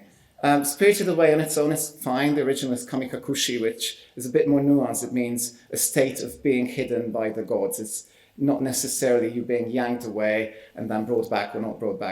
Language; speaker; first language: English; non-native, fluent; Hungarian